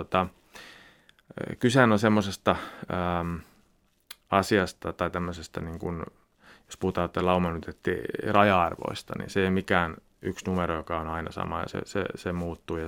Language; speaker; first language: Finnish; native; Finnish